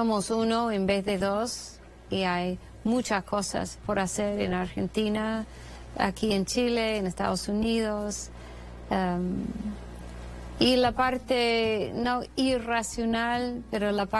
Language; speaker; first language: Spanish; non-native, fluent; English